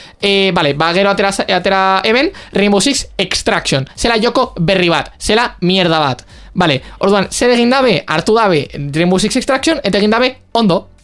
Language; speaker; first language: Basque; native; Basque